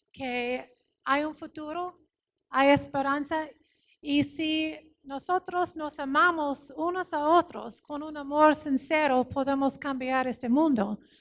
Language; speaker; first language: Spanish; non-native, fluent; English